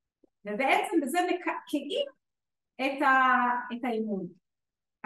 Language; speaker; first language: Hebrew; native; Hebrew